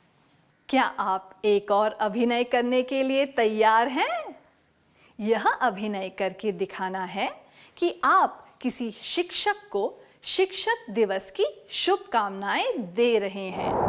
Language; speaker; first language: Hindi; native; Hindi